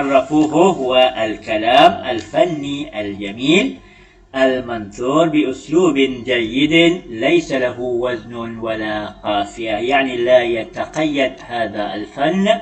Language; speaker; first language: Arabic; non-native, fluent; Malay